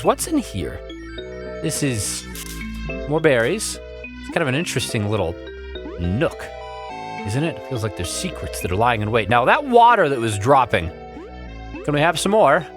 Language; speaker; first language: English; native; English